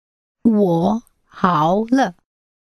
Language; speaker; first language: Chinese; non-native, learner; English